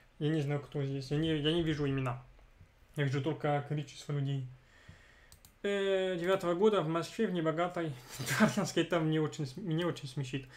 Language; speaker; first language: Russian; non-native, fluent; French